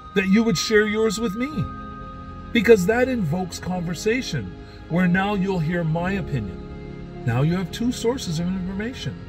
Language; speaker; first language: English; native; English